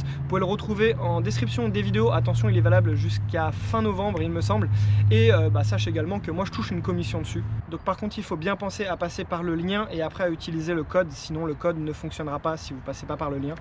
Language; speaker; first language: French; native; French